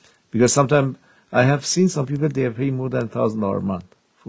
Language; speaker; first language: English; non-native, fluent; Persian